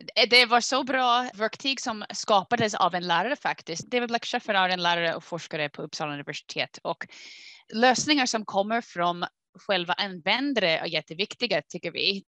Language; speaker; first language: Swedish; non-native, fluent; English